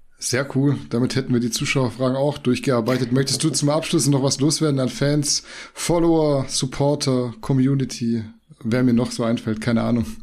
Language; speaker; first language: German; native; German